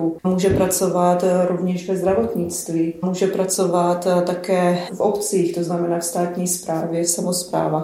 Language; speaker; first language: Czech; native; Czech